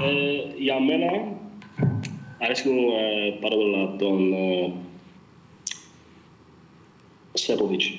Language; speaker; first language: Greek; early bilingual, other home language; English